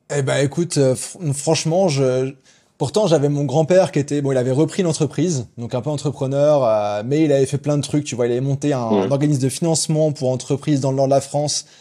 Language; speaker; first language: French; native; French